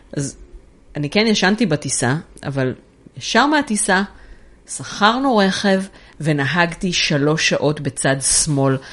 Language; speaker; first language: Hebrew; native; Hebrew